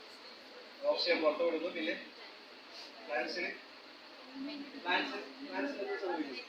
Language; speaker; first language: Malayalam; native; Malayalam